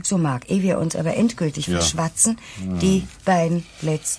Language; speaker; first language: German; native; German